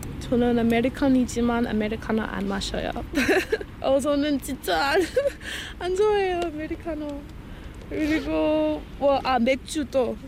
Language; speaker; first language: Korean; non-native, learner; English